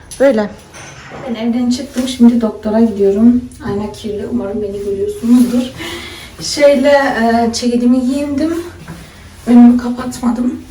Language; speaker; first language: Turkish; early bilingual, heritage; Turkish